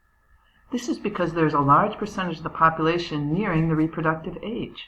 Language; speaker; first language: English; native; English